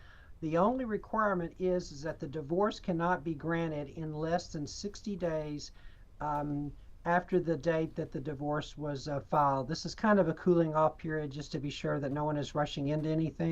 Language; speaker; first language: English; native; English